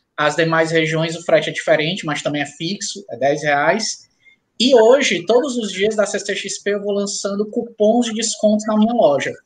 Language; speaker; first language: Portuguese; native; Portuguese